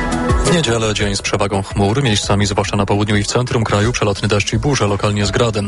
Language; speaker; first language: Polish; native; Polish